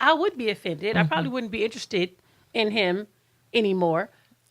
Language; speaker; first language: English; native; English